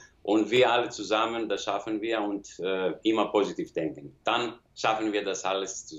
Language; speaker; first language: German; non-native, learner; Greek